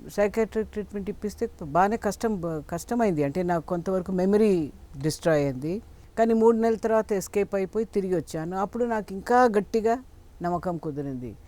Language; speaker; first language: Telugu; non-native, local second language; Tamil